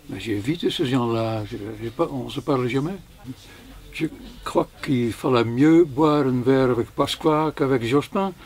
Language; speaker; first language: French; non-native, fluent; Dutch